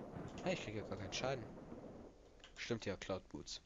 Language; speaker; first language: German; native; German